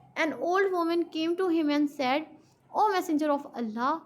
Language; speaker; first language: English; non-native, local second language; Urdu